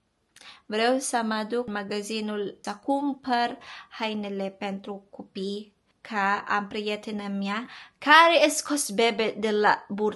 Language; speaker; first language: Romanian; non-native, learner; Filipino